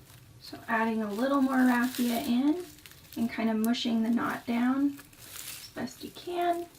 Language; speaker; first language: English; native; English